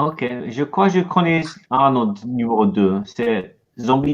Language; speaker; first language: French; non-native, learner; English